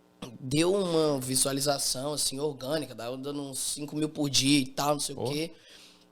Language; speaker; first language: Portuguese; native; Portuguese